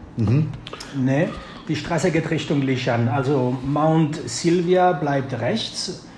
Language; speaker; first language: German; non-native, fluent; Spanish